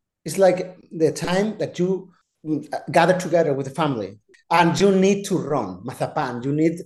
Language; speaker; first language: English; non-native, fluent; Spanish